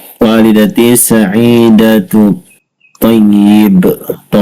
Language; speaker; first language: Arabic; non-native, learner; Indonesian